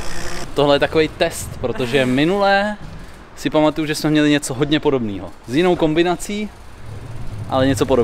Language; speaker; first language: Czech; native; Czech